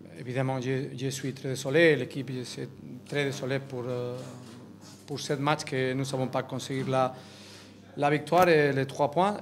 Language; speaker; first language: French; non-native, learner; Catalan